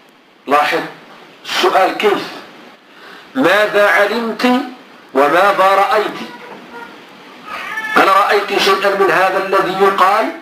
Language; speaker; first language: Arabic; native; Arabic